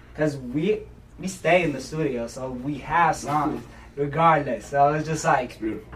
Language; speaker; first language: English; early bilingual, other home language; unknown